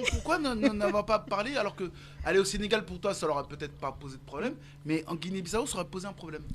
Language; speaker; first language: French; early bilingual, other home language; Lingala